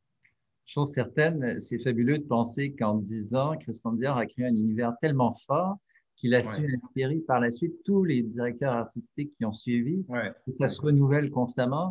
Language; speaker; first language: French; native; French